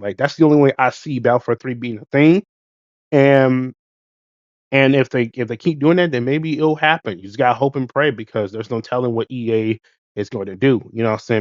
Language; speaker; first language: English; native; English